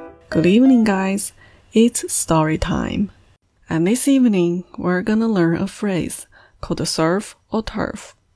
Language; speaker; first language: English; non-native, fluent; Chinese